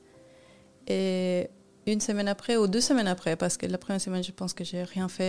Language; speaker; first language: French; non-native, fluent; Spanish